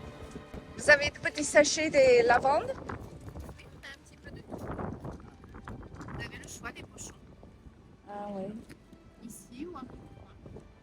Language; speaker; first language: French; non-native, learner; Chinese